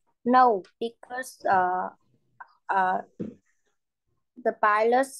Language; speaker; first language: English; non-native, learner; Vietnamese